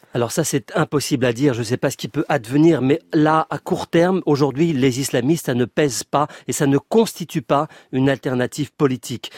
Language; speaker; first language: French; native; French